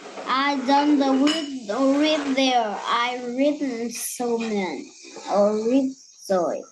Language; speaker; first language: English; non-native, learner; Vietnamese